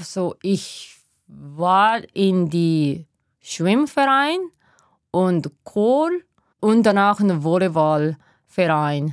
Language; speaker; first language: German; non-native, learner; Japanese